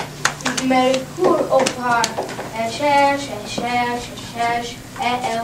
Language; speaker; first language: French; non-native, learner; English